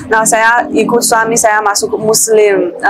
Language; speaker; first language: Indonesian; non-native, learner; Chinese